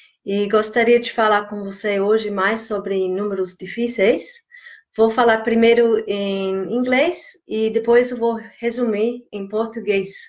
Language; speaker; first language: Portuguese; non-native, fluent; English